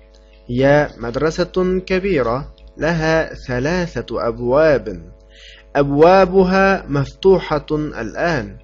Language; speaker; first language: Arabic; non-native, fluent; Uyghur